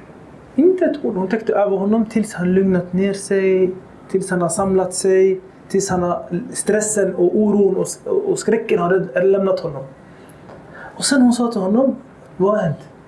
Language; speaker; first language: Swedish; early bilingual, other home language; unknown